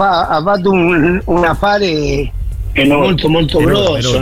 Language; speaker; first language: Italian; non-native, fluent; Spanish